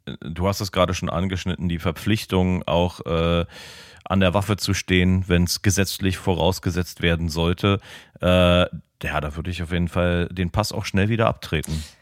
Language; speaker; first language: German; native; German